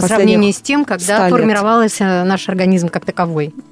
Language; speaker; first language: Russian; native; Russian